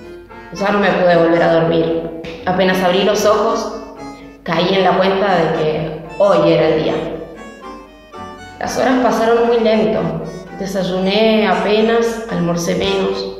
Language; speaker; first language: Spanish; native; Spanish